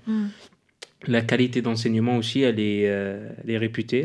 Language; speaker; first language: French; non-native, fluent; Arabic